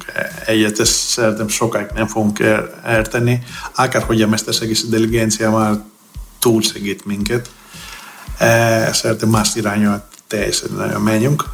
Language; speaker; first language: Hungarian; non-native, fluent; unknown